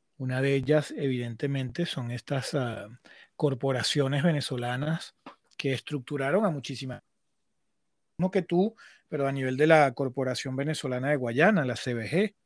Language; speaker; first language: Spanish; native; Spanish